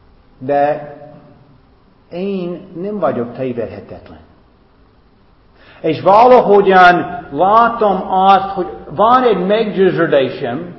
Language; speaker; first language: Hungarian; non-native, fluent; English